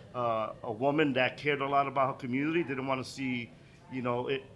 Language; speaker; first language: English; native; English